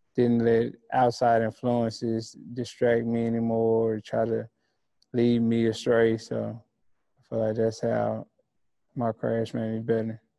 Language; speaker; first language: English; native; English